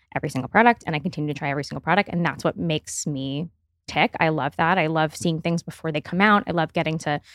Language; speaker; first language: English; native; English